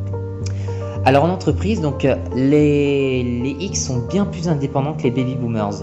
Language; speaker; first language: French; native; French